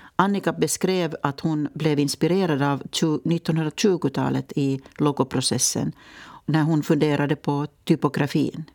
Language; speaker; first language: Swedish; native; Swedish